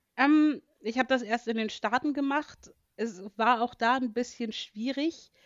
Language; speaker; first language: German; native; German